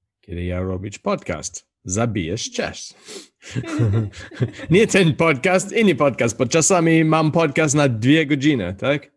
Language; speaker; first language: Polish; non-native, learner; English